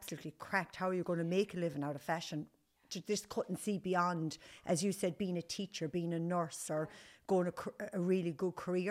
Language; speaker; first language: English; native; English